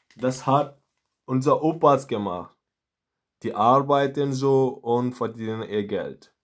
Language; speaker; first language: German; non-native, fluent; Mandingo